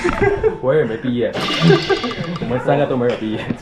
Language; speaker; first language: Chinese; non-native, fluent; Thai